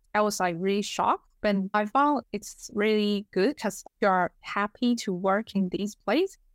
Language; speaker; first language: English; non-native, fluent; Chinese